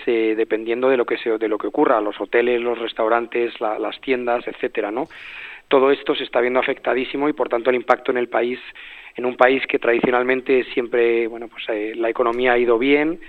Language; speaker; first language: Spanish; native; Spanish